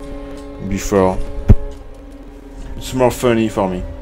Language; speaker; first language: English; non-native, learner; French